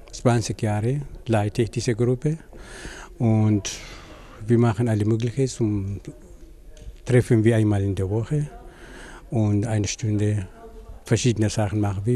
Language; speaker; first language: German; non-native, fluent; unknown